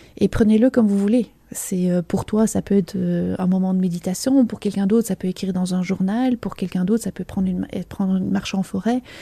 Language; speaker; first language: French; native; French